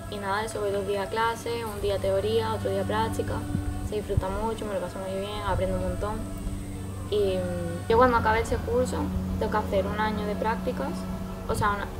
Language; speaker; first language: Spanish; native; Spanish